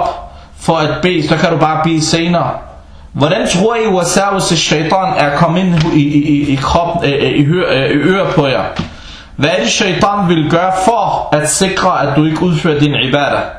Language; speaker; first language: Danish; non-native, fluent; Arabic